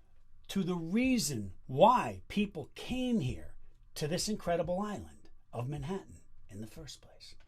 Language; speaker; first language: English; native; English